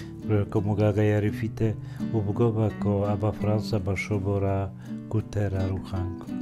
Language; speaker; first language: Kinyarwanda; non-native, fluent; Polish